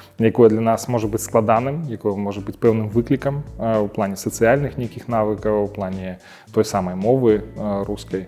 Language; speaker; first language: Belarusian; native; Belarusian